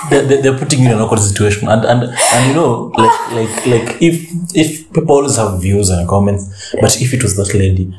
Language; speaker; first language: English; non-native, local second language; Luo (Kenya and Tanzania)